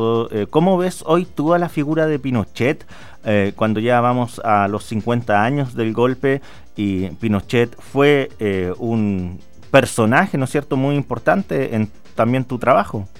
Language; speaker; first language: Spanish; native; Spanish